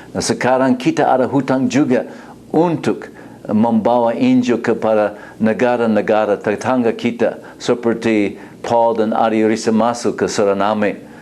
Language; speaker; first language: Indonesian; non-native, fluent; English